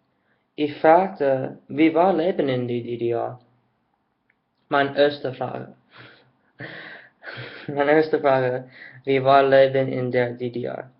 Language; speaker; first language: German; non-native, learner; English